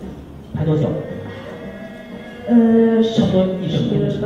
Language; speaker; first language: Chinese; native; Chinese